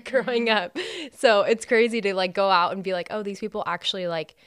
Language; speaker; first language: English; native; English